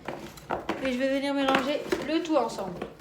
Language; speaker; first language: French; native; French